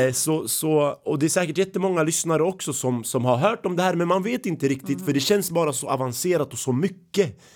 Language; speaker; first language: Swedish; early bilingual, other home language; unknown